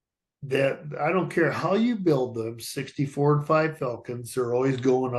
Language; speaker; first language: English; native; English